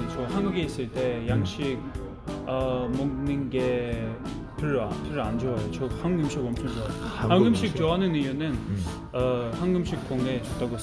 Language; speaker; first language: Korean; non-native, learner; Russian